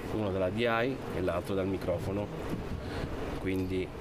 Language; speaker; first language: Italian; native; Italian